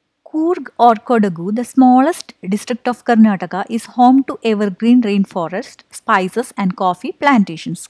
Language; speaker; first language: English; non-native, local second language; Malayalam